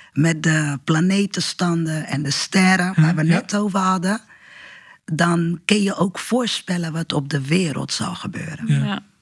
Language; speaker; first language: Dutch; early bilingual, other home language; Portuguese